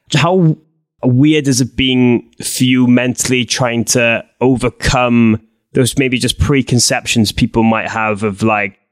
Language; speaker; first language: English; native; English